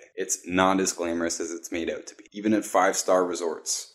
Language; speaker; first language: English; native; English